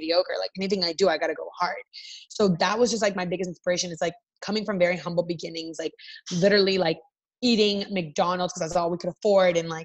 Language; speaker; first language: English; early bilingual, other home language; Spanish